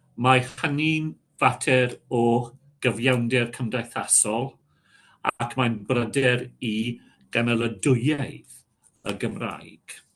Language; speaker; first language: Welsh; non-native, local second language; English